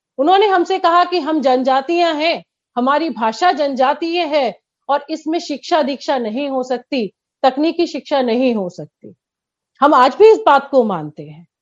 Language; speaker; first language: Hindi; native; Hindi